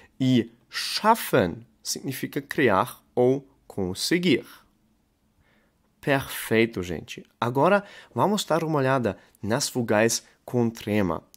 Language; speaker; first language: Portuguese; non-native, fluent; German